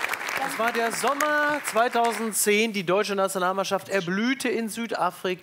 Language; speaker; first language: German; native; German